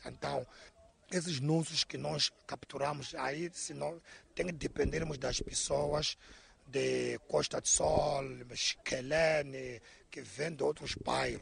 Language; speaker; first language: Portuguese; non-native, local second language; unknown